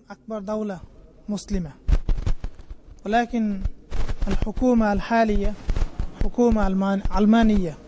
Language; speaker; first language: Arabic; non-native, learner; Bangla